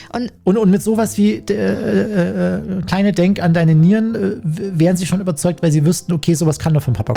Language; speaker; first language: German; native; German